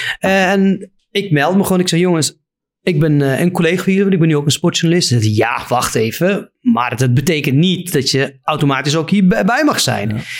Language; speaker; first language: Dutch; non-native, fluent; Arabic